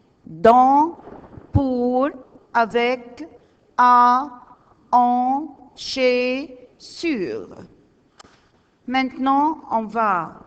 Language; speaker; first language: French; non-native, learner; Arabic